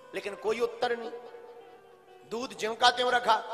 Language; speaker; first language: Hindi; native; Hindi